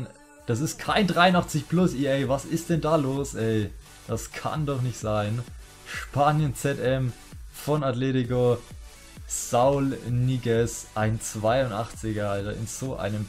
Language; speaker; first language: German; native; German